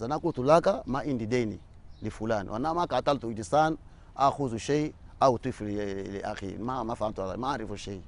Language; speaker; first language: Arabic; non-native, learner; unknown